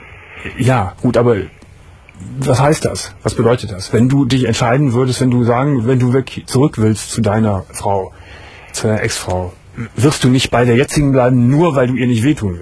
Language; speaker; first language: German; native; German